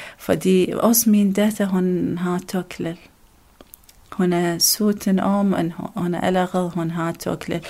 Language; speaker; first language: Danish; non-native, learner; Arabic